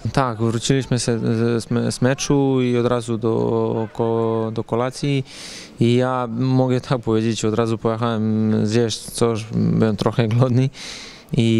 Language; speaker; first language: Polish; non-native, learner; Serbian